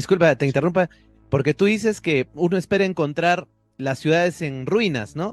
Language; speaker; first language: Spanish; native; Spanish